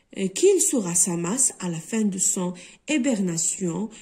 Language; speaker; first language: French; non-native, local second language; Arabic